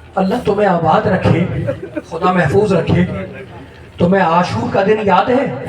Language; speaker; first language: Urdu; native; Urdu